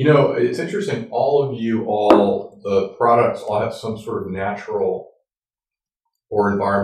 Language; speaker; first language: English; native; English